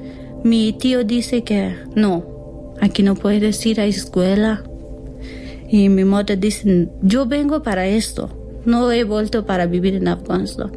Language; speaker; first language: Spanish; non-native, learner; Persian